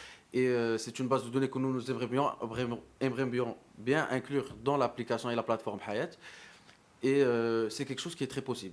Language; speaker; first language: French; non-native, local second language; Arabic